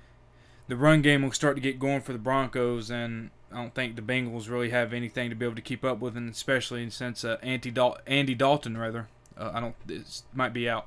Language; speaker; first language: English; native; English